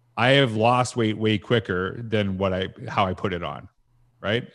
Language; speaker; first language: English; native; English